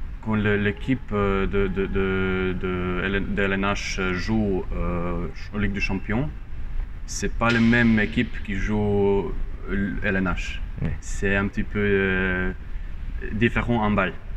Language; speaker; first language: French; non-native, fluent; Croatian